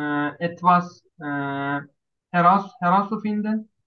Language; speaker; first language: German; non-native, learner; Turkish